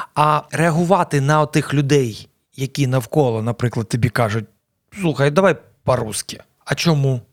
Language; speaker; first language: Ukrainian; non-native, local second language; Russian